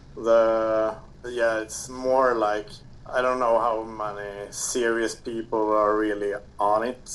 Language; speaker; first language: English; non-native, fluent; Swedish